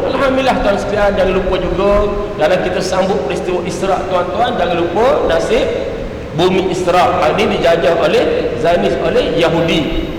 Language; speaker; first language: Malay; native; Malay